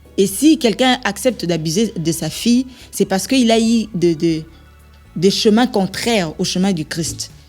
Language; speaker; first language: French; non-native, local second language; Lingala